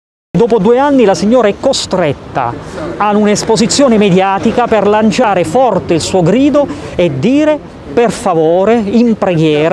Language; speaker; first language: Italian; native; Italian